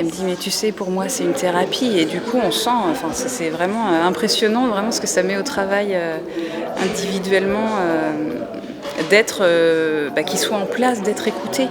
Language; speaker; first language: French; native; French